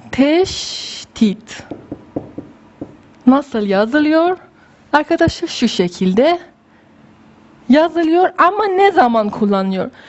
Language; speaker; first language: Turkish; non-native, fluent; Persian